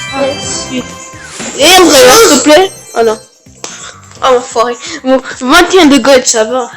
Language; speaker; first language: French; early bilingual, other home language; Romanian